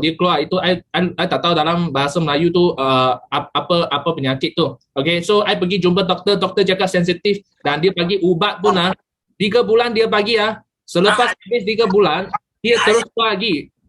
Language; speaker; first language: Malay; native; Malay